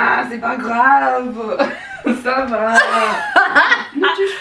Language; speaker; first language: French; non-native, learner; English